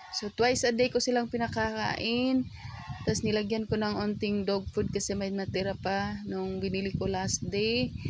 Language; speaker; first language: Filipino; non-native, local second language; Cebuano